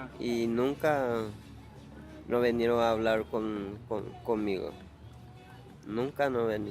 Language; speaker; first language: Spanish; non-native, local second language; Guarani